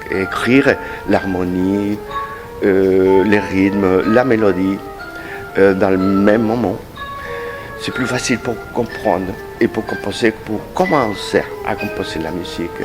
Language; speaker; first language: French; non-native, learner; Spanish